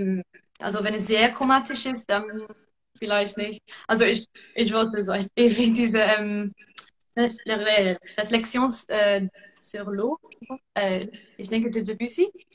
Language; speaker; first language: German; non-native, fluent; English